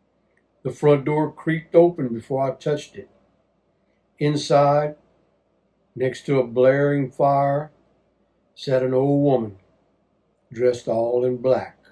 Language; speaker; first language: English; native; English